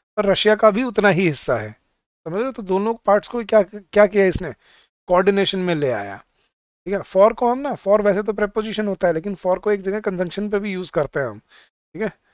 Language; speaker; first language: Hindi; native; Hindi